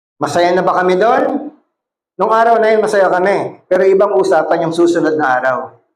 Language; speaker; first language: Filipino; non-native, local second language; Cebuano